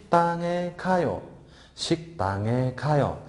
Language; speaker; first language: Korean; non-native, fluent; Mongolian